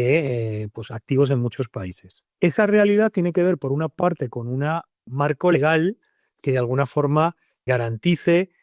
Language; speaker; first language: Spanish; native; Spanish